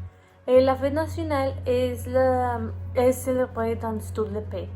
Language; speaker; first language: French; non-native, learner; Spanish